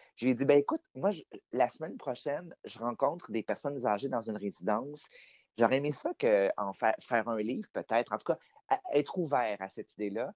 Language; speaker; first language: French; native; French